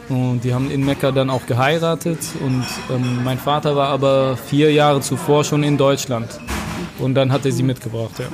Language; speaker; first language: German; early bilingual, other home language; Arabic